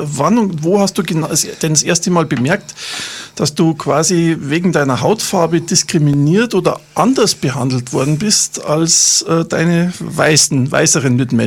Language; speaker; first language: German; native; German